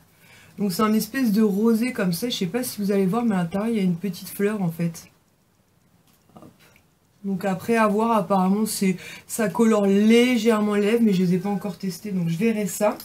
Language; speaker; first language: French; native; French